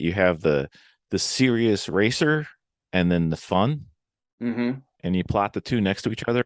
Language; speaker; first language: English; native; English